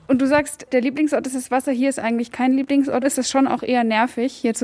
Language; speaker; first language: German; native; German